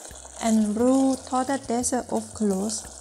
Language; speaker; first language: Dutch; non-native, learner; Thai